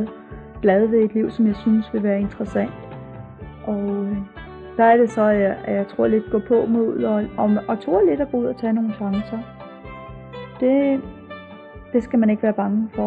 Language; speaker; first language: Danish; native; Danish